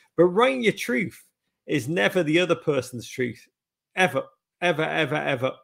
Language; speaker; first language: English; native; English